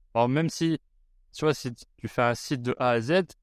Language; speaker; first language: French; native; French